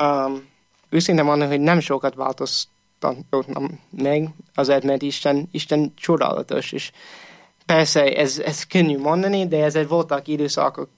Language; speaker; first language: Hungarian; non-native, fluent; English